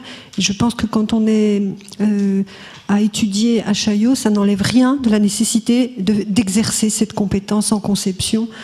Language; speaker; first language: French; native; French